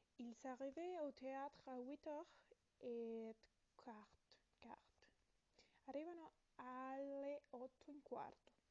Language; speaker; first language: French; non-native, learner; Italian